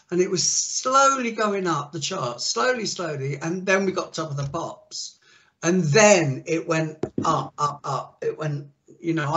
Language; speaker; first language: English; native; English